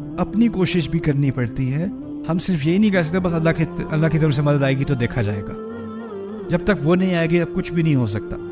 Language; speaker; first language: Urdu; early bilingual, heritage; Urdu